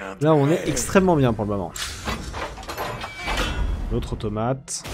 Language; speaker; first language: French; native; French